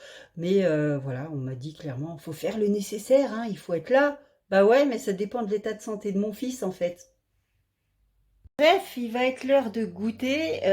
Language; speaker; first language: French; native; French